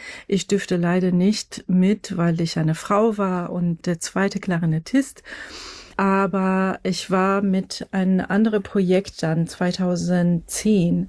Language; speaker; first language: German; non-native, fluent; Persian